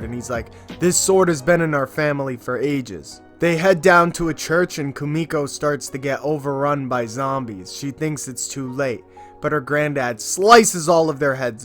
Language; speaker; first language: English; native; English